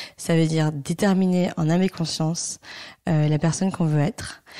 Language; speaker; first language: French; native; French